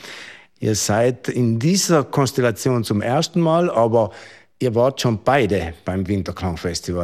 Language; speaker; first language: German; native; German